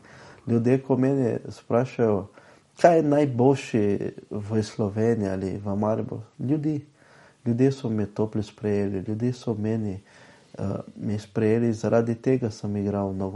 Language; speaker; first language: Slovenian; non-native, fluent; Portuguese